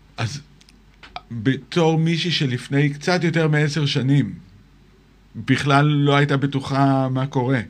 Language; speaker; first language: Hebrew; native; Hebrew